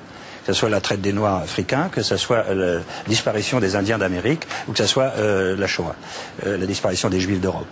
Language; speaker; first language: French; native; French